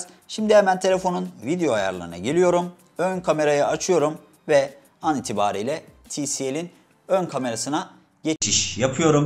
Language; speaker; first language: Turkish; native; Turkish